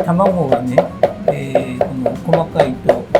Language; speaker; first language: Japanese; native; Japanese